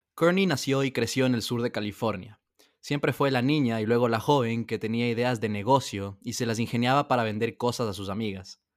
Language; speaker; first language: Spanish; native; Spanish